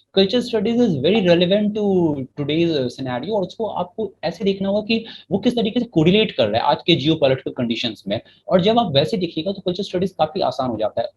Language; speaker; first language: Hindi; native; Hindi